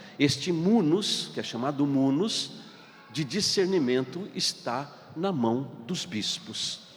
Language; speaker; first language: Portuguese; native; Portuguese